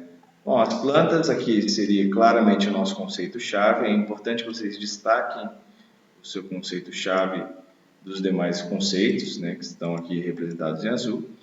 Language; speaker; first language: Portuguese; native; Portuguese